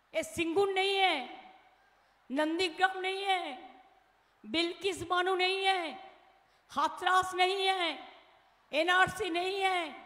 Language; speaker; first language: Hindi; non-native, local second language; Bangla